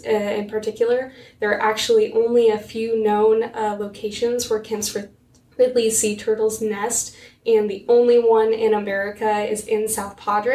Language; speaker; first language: English; native; English